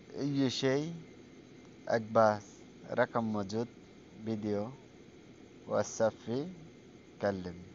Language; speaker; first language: Arabic; non-native, learner; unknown